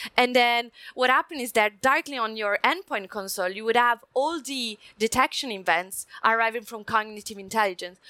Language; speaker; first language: English; non-native, fluent; Italian